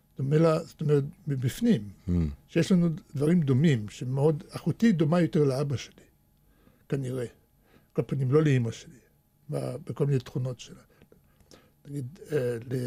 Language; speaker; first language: Hebrew; early bilingual, other home language; Russian